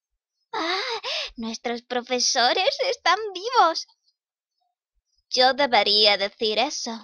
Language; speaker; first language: Spanish; native; Spanish